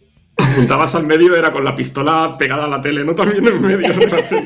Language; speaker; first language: Spanish; native; Spanish